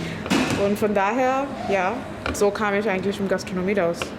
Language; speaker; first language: German; non-native, fluent; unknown